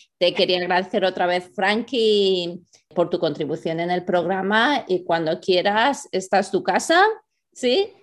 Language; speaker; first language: Spanish; native; Spanish